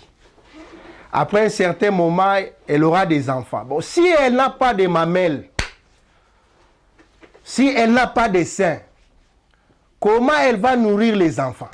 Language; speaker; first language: French; non-native, local second language; Lingala